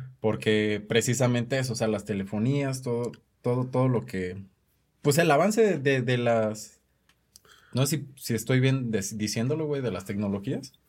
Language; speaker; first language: Spanish; native; Spanish